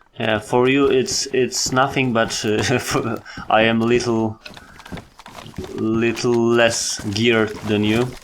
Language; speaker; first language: English; non-native, learner; Polish